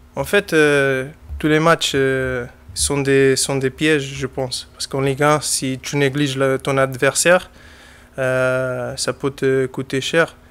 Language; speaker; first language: French; non-native, fluent; Portuguese